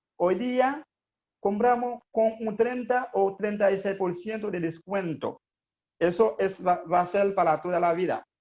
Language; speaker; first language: Spanish; non-native, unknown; Haitian Creole